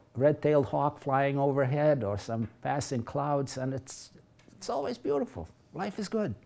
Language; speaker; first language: English; early bilingual, other home language; Latvian